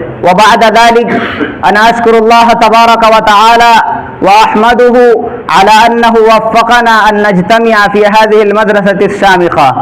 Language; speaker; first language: Arabic; non-native, fluent; Urdu